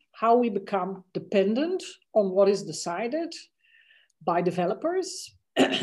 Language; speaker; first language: English; non-native, fluent; Dutch